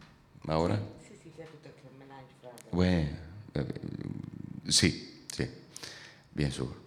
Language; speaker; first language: French; non-native, learner; Italian